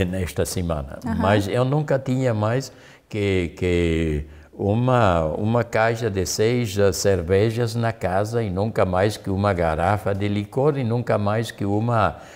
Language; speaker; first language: Portuguese; non-native, learner; German